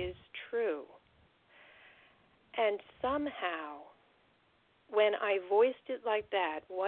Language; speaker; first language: English; native; English